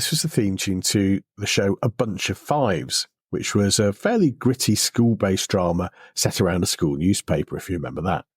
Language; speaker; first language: English; native; English